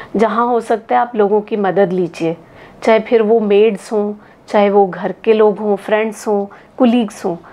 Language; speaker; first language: Hindi; native; Hindi